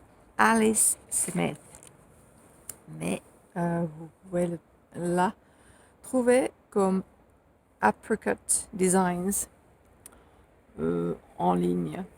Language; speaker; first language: French; non-native, fluent; Finnish